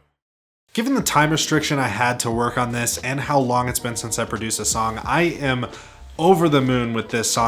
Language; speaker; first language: English; native; English